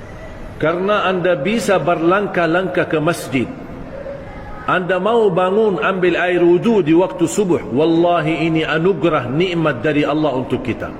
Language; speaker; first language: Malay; non-native, fluent; Arabic